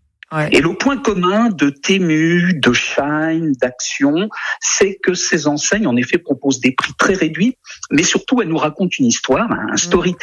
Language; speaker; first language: French; native; French